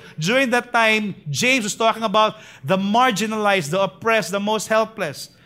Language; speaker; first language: English; non-native, local second language; Filipino